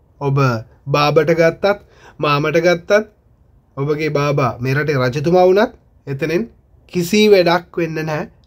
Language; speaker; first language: Sinhala; non-native, local second language; Tamil